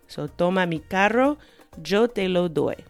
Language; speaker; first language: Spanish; non-native, fluent; English